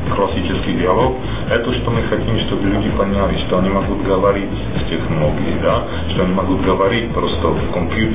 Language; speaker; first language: Russian; non-native, fluent; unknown